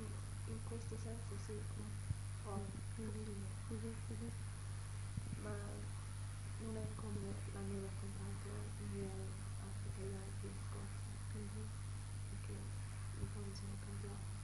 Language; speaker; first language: Italian; early bilingual, heritage; Italian